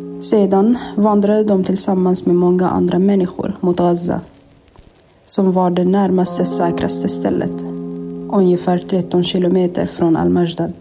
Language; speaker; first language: Swedish; non-native, fluent; Arabic